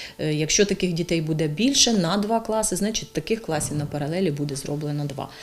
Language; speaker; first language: Ukrainian; native; Ukrainian